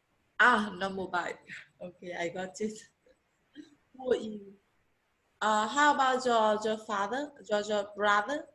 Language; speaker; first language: English; non-native, learner; Vietnamese